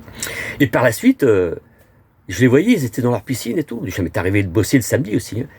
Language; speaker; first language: French; native; French